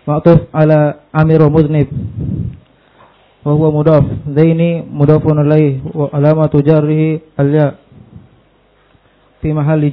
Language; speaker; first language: Arabic; non-native, learner; Indonesian